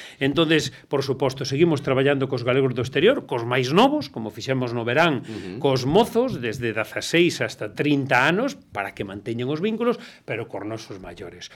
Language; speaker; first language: Galician; non-native, local second language; Spanish